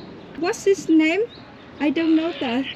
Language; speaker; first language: English; non-native, learner; Vietnamese